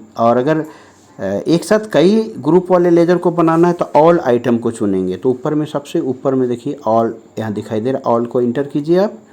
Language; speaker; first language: Hindi; native; Hindi